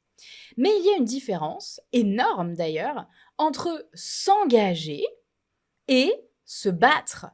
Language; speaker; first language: French; native; French